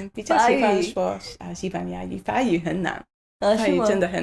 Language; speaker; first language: Chinese; non-native, learner; English